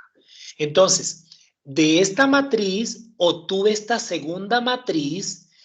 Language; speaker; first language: Spanish; native; Spanish